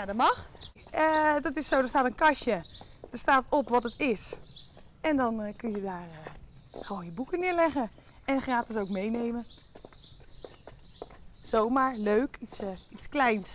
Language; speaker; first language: Dutch; native; Dutch